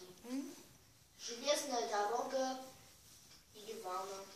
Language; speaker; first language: Russian; non-native, learner; Armenian